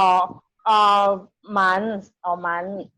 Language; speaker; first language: English; non-native, learner; Thai